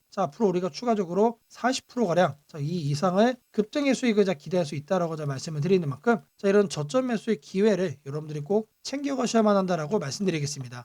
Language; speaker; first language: Korean; native; Korean